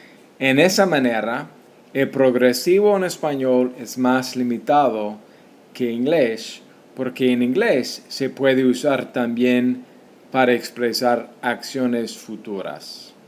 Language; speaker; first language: Spanish; non-native, fluent; English